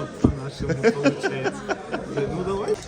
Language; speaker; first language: Russian; native; Russian